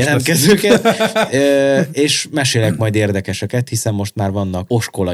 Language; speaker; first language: Hungarian; native; Hungarian